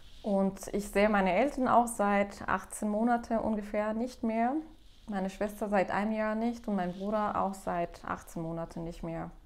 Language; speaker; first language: German; non-native, fluent; Spanish